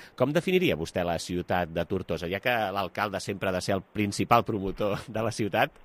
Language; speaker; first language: Catalan; native; Catalan